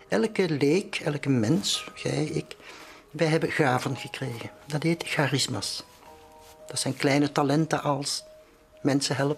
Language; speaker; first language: Dutch; native; Dutch